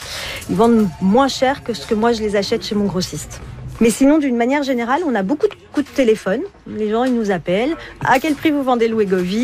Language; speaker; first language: French; native; French